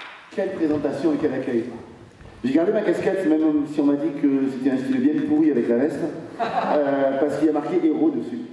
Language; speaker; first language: French; native; French